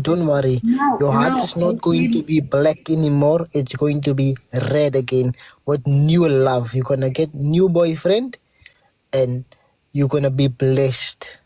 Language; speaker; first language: English; early bilingual, heritage; English